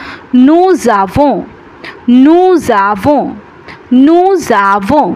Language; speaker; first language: French; non-native, fluent; Bangla